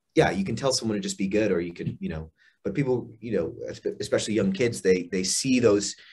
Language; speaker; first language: English; native; English